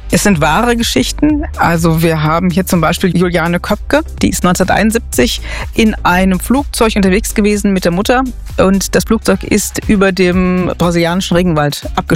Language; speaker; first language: German; native; German